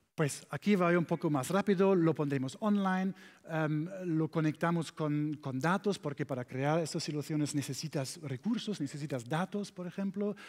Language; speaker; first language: Spanish; non-native, learner; German